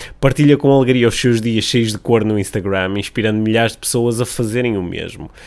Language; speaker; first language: Portuguese; native; Portuguese